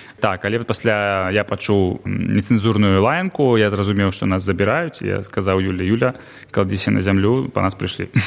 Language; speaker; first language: Belarusian; non-native, local second language; Russian